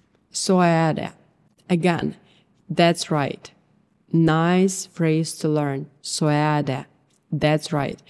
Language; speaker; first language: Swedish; non-native, fluent; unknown